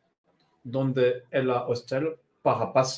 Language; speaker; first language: Spanish; non-native, learner; French